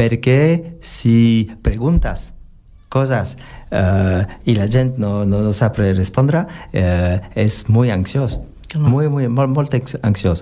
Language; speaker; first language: Catalan; non-native, learner; French